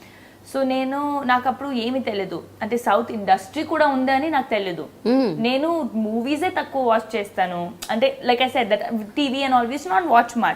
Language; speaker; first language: Telugu; non-native, local second language; Hindi